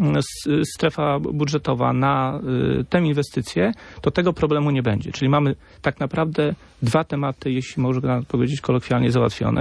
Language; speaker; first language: Polish; native; Polish